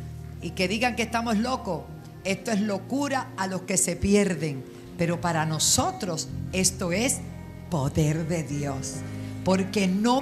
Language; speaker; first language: Spanish; native; Spanish